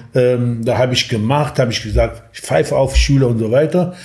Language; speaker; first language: German; non-native, fluent; Persian